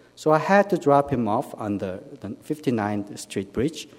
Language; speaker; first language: English; non-native, fluent; Korean